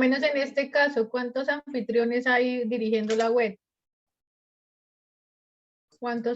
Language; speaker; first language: Spanish; native; Spanish